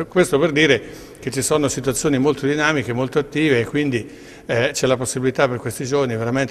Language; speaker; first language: Italian; native; Italian